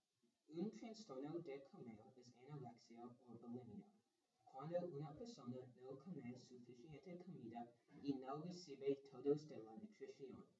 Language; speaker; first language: Spanish; non-native, learner; English